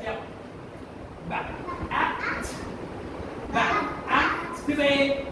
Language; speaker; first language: Arabic; native; Arabic